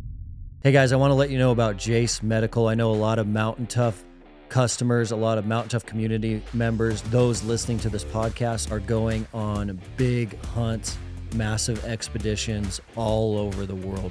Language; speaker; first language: English; native; English